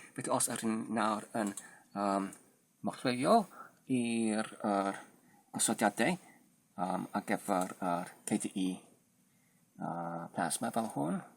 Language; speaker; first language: Welsh; non-native, learner; Polish